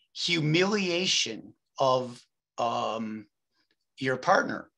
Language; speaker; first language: English; native; English